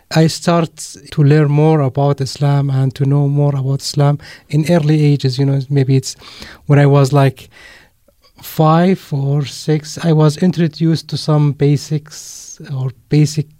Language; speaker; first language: English; non-native, fluent; Arabic